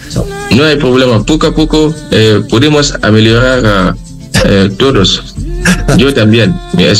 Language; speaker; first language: Spanish; non-native, learner; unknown